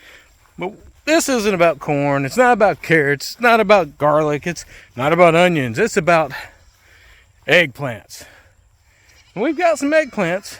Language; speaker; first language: English; native; English